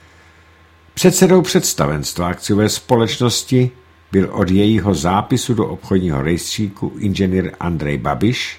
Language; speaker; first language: Czech; native; Czech